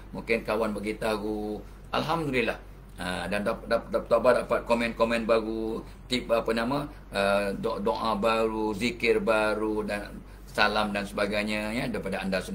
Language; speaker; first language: Malay; native; Malay